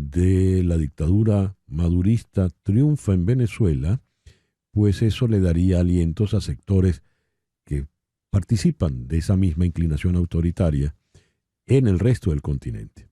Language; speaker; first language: Spanish; native; Spanish